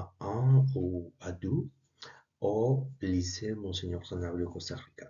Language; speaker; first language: French; non-native, learner; Spanish